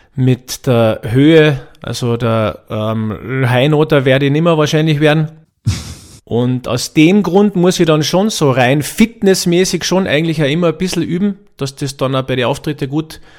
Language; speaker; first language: German; native; German